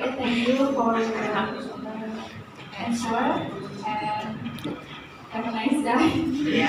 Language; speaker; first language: English; non-native, learner; Indonesian